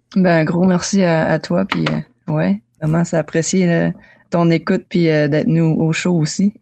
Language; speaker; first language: French; native; French